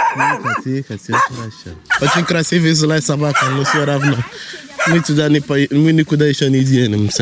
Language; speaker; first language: Russian; non-native, learner; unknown